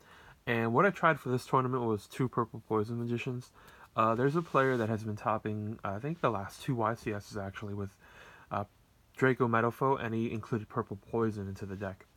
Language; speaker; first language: English; native; English